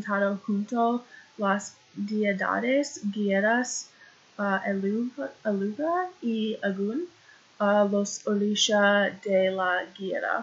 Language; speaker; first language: Spanish; non-native, learner; English